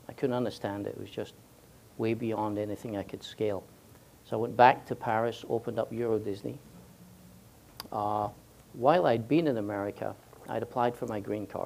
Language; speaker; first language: English; native; English